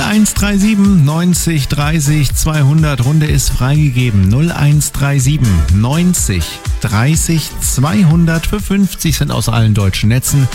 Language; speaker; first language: German; native; German